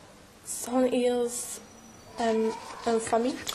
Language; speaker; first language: French; non-native, learner; English